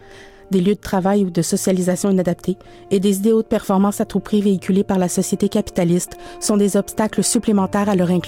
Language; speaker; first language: French; native; French